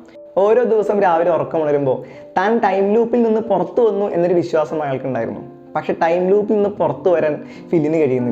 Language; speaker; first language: Malayalam; native; Malayalam